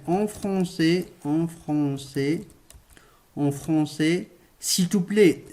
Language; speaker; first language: French; non-native, local second language; Arabic